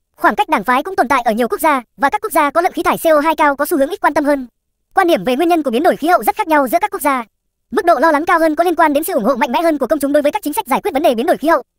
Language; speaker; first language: Vietnamese; native; Vietnamese